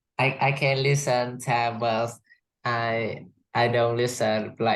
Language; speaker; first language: English; non-native, learner; Vietnamese